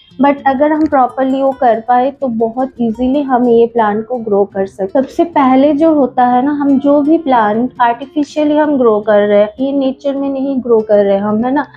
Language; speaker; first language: Hindi; non-native, local second language; Bangla